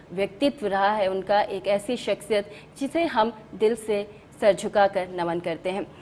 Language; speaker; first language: Hindi; native; Hindi